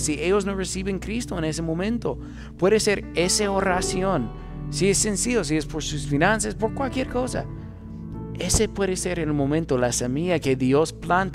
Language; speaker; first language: Spanish; non-native, fluent; English